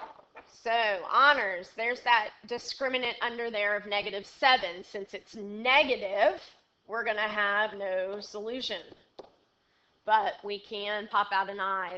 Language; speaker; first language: English; native; English